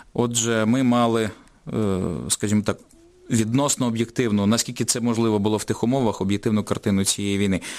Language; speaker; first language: Ukrainian; non-native, local second language; Russian